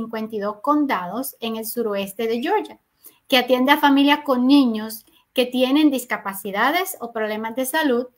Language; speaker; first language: Spanish; native; Spanish